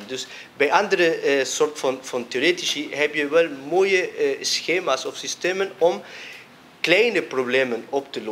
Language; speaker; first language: Dutch; non-native, fluent; Spanish